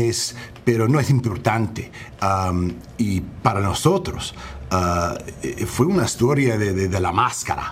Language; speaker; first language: Spanish; non-native, learner; English